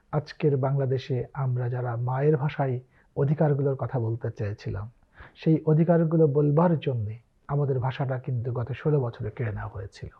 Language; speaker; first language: Bangla; native; Bangla